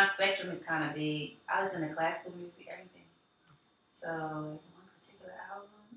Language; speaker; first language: English; native; English